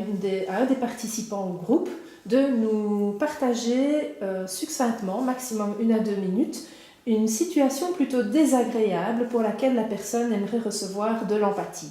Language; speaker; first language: French; native; French